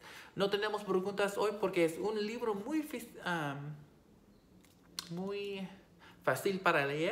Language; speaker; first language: Spanish; non-native, fluent; English